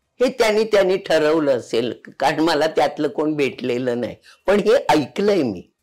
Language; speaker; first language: Marathi; non-native, local second language; Konkani